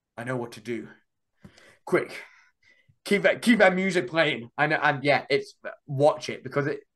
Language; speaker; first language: English; native; English